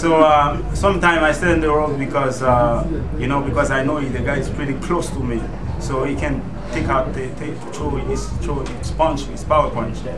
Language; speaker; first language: English; non-native, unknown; French